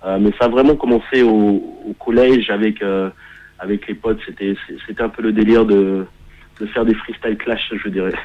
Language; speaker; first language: French; early bilingual, heritage; French